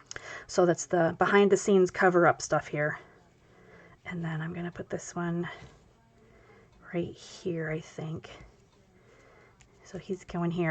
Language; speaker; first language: English; native; English